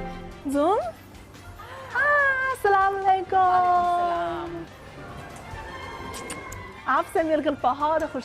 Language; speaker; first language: Hindi; non-native, fluent; Chinese